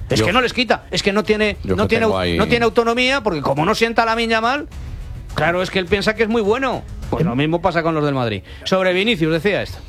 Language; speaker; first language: Spanish; native; Spanish